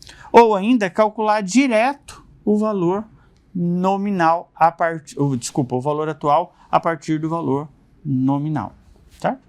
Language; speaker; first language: Portuguese; native; Portuguese